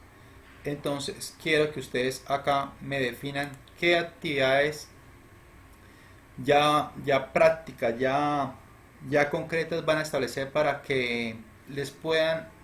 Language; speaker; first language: Spanish; native; Spanish